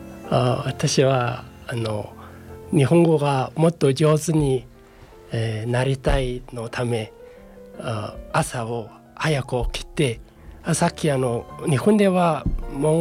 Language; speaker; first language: Japanese; non-native, learner; Mongolian